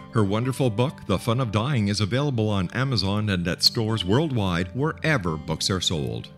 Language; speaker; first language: English; native; English